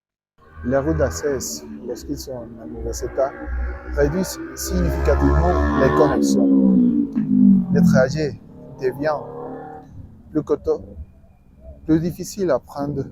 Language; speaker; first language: French; non-native, learner; Spanish